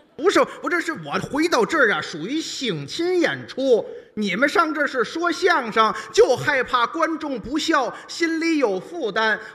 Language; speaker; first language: Chinese; native; Chinese